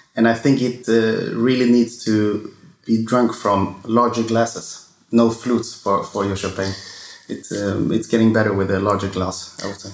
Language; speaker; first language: English; non-native, fluent; Swedish